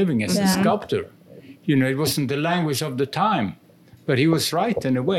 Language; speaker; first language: English; non-native, fluent; Swedish